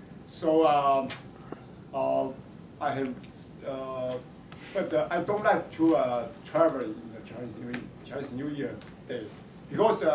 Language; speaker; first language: English; non-native, learner; Chinese